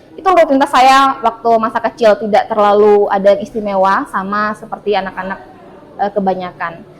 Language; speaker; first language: Indonesian; non-native, local second language; Madurese